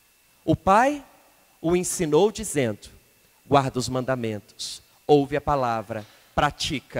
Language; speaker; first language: Portuguese; native; Portuguese